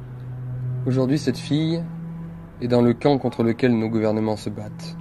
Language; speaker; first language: French; native; French